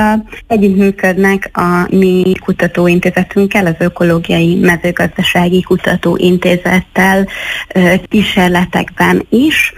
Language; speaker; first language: Hungarian; native; Hungarian